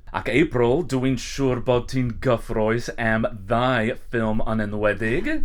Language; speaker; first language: Welsh; non-native, learner; English